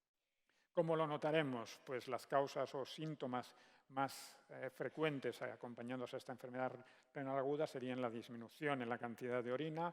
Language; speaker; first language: Spanish; native; Spanish